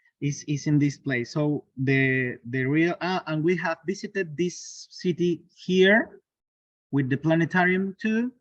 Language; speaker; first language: English; non-native, learner; Spanish